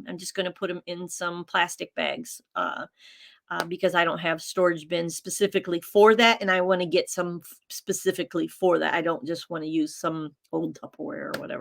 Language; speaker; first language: English; native; English